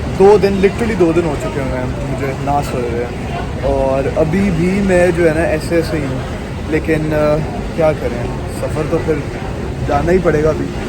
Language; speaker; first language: Urdu; non-native, local second language; Punjabi